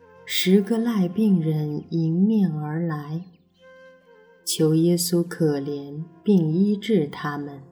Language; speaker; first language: Chinese; native; Chinese